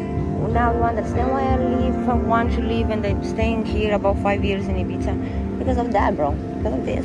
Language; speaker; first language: English; non-native, fluent; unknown